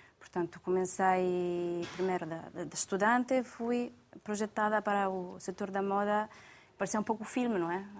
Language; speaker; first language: Portuguese; non-native, fluent; Italian